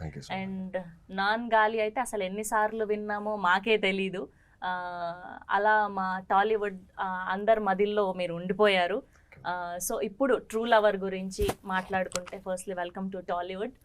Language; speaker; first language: Telugu; native; Telugu